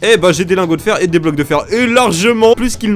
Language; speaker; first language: French; native; French